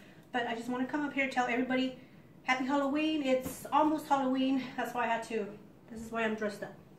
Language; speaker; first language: English; early bilingual, other home language; Spanish